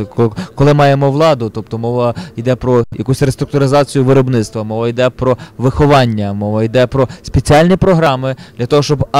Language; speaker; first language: Ukrainian; native; Ukrainian